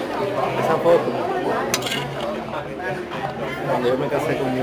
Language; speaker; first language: Spanish; native; Spanish